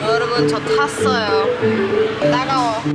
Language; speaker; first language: Korean; early bilingual, heritage; English